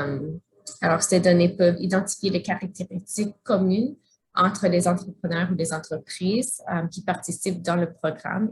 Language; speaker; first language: French; non-native, fluent; English